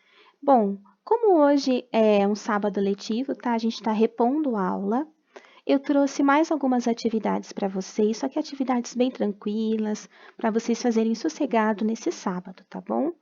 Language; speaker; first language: Portuguese; native; Portuguese